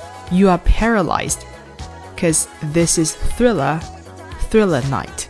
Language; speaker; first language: English; non-native, fluent; Chinese